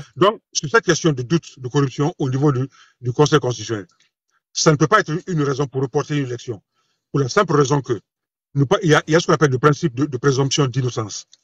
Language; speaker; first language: French; non-native, local second language; Bambara